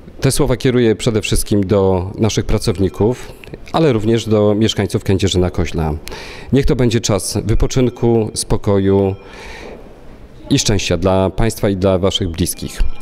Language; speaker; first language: Polish; native; Polish